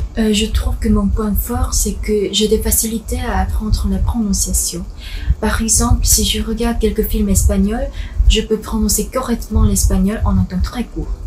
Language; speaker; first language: French; non-native, fluent; Korean